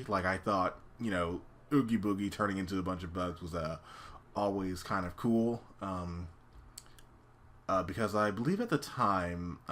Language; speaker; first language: English; native; English